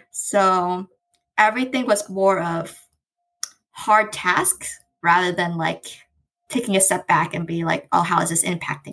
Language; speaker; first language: English; native; English